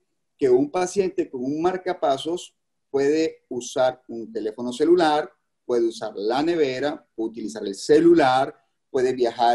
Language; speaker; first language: Spanish; native; Spanish